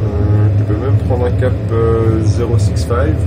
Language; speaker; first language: French; native; French